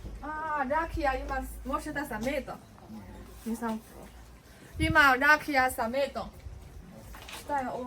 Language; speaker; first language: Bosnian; non-native, learner; Chinese